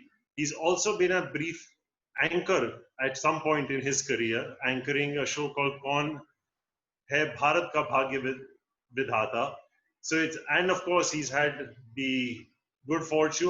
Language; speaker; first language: English; non-native, local second language; Hindi